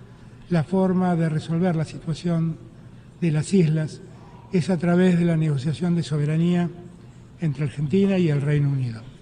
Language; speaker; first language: Spanish; native; Spanish